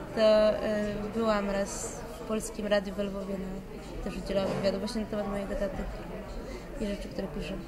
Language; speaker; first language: Polish; early bilingual, other home language; Ukrainian